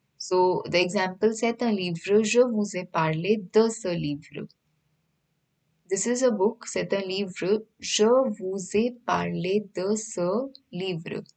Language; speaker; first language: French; non-native, fluent; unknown